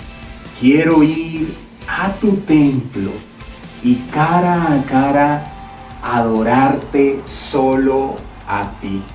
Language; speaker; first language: Spanish; native; Spanish